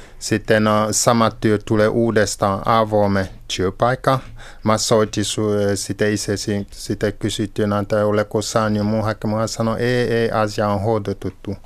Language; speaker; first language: Finnish; non-native, learner; French